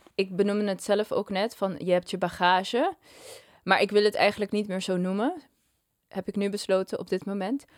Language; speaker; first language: Dutch; non-native, local second language; Papiamento